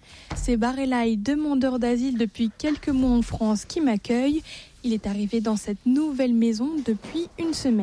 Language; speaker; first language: French; native; French